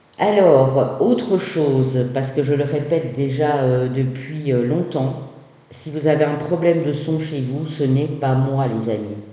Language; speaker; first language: French; native; French